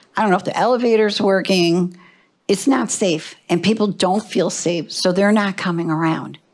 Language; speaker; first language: English; native; English